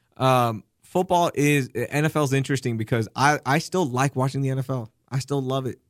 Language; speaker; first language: English; early bilingual, other home language; Urdu